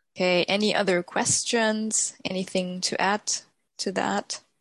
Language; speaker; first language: English; non-native, fluent; German